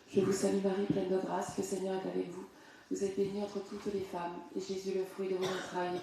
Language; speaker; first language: French; native; French